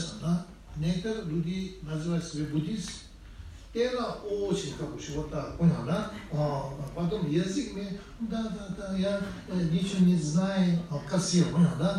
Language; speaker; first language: Russian; non-native, fluent; Tibetan